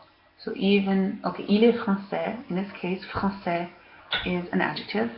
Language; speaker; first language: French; non-native, fluent; English